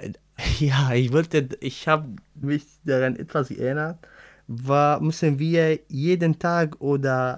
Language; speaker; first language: German; non-native, learner; Arabic